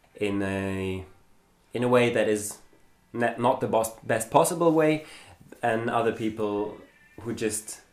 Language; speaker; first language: English; non-native, fluent; German